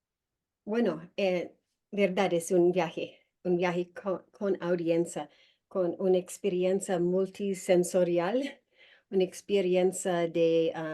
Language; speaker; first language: Spanish; non-native, learner; English